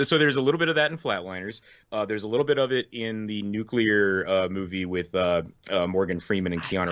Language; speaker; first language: English; native; English